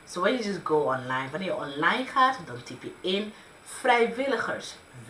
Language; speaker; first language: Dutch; early bilingual, other home language; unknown